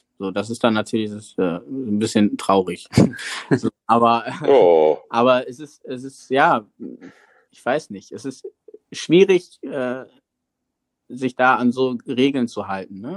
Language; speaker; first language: German; native; German